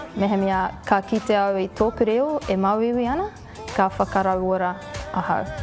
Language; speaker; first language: Māori; non-native, learner; Arabic